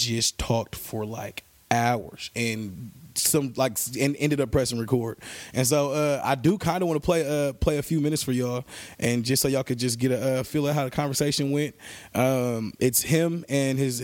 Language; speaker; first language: English; native; English